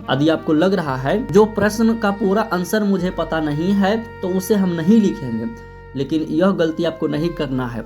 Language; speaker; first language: Hindi; native; Hindi